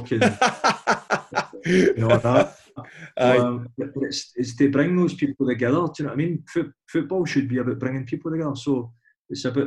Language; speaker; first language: English; native; English